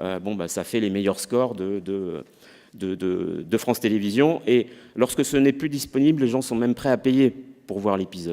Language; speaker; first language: French; native; French